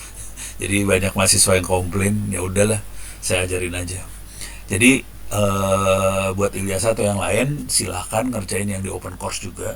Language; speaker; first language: Indonesian; native; Indonesian